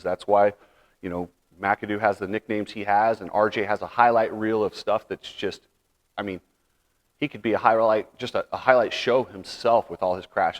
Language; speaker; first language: English; native; English